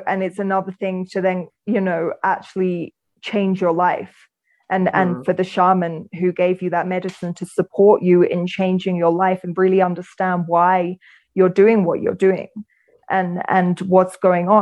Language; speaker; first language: English; native; English